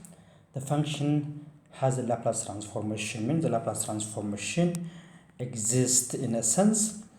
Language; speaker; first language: English; non-native, fluent; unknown